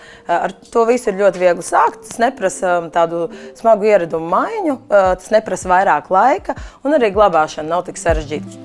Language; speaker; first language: Latvian; native; Latvian